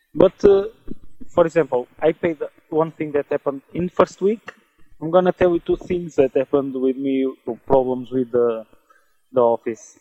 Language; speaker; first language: English; non-native, learner; Portuguese